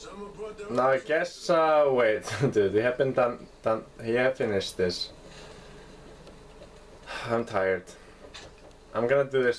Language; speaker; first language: English; non-native, fluent; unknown